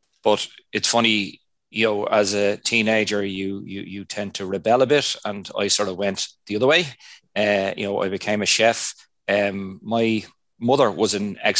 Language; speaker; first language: English; non-native, local second language; Irish